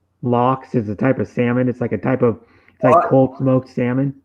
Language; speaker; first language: English; native; English